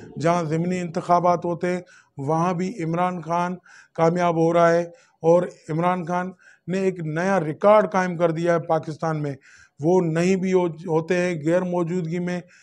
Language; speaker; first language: Urdu; non-native, local second language; Sindhi